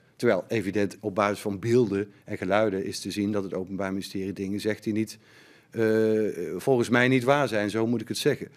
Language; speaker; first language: Dutch; native; Dutch